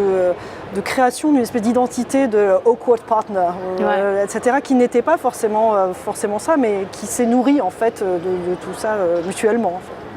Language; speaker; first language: French; native; French